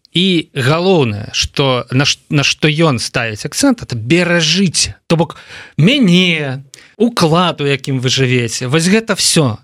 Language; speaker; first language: Belarusian; non-native, local second language; Russian